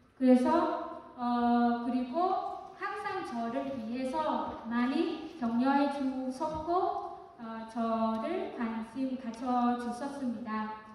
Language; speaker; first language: Korean; non-native, fluent; Vietnamese